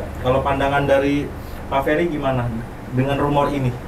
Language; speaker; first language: Indonesian; native; Indonesian